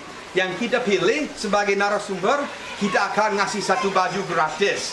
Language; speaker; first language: Indonesian; non-native, fluent; Spanish